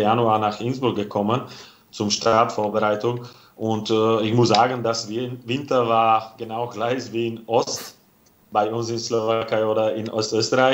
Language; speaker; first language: German; non-native, fluent; Slovak